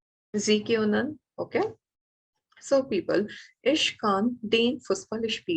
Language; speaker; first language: German; non-native, fluent; Malayalam